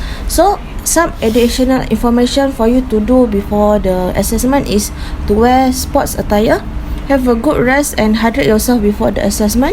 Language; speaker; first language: English; non-native, local second language; Malay